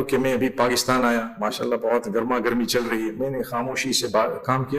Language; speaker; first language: Hindi; non-native, fluent; English